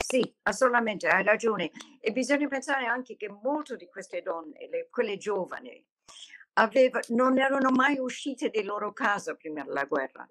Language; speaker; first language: Italian; non-native, fluent; English